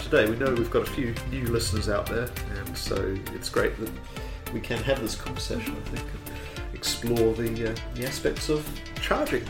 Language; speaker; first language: English; native; English